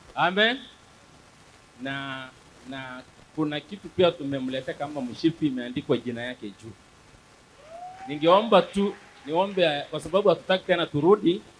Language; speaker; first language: Swahili; non-native, local second language; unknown